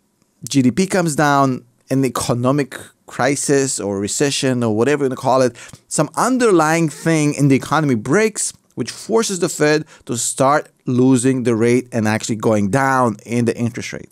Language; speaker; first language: English; native; English